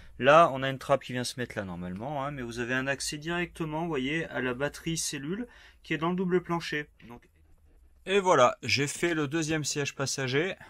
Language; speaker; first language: French; native; French